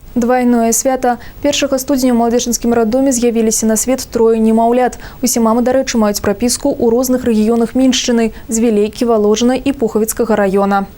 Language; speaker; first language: Belarusian; native; Belarusian